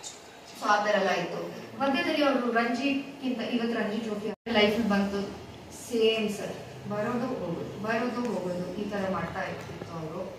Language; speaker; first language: Kannada; non-native, local second language; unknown